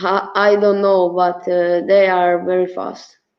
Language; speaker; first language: English; non-native, learner; Italian